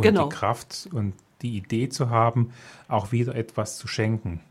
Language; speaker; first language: German; native; German